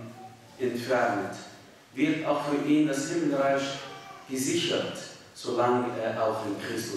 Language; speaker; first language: German; non-native, fluent; Arabic